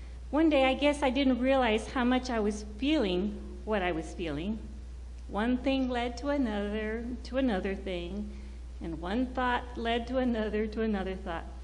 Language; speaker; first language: English; early bilingual, other home language; Spanish